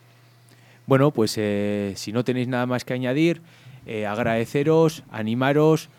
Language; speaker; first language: Spanish; native; Spanish